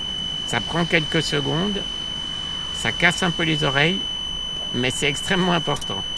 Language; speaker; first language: French; native; French